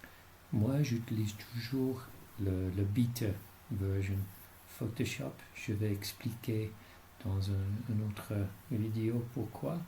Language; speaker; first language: French; non-native, fluent; English